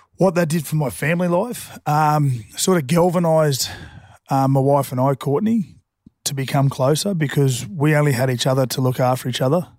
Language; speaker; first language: English; native; English